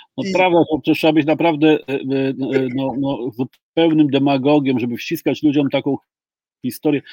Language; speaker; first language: Polish; native; Polish